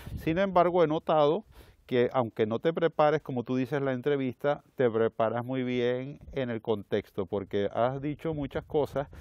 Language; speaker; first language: Spanish; native; Spanish